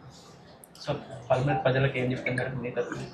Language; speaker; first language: Telugu; native; Telugu